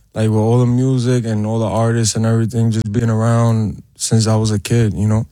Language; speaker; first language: English; early bilingual, other home language; Spanish